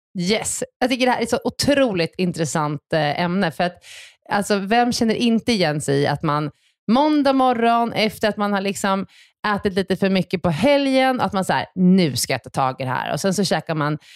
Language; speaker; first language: Swedish; native; Swedish